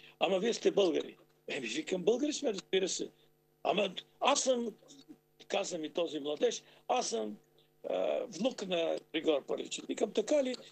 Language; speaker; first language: Bulgarian; native; Bulgarian